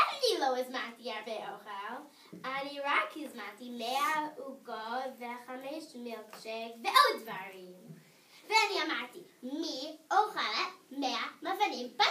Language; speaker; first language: Hebrew; non-native, learner; English